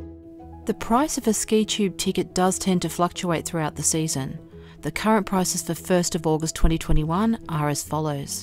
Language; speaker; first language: English; native; English